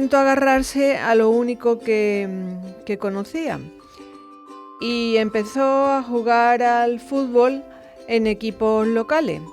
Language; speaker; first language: Spanish; native; Spanish